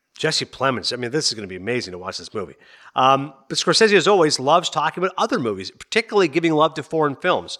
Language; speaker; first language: English; native; English